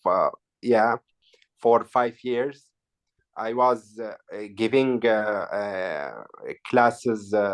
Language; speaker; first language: English; non-native, learner; Arabic